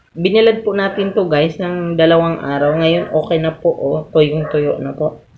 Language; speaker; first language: Filipino; non-native, local second language; Cebuano